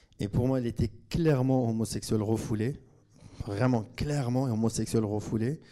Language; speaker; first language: French; non-native, fluent; Kurdish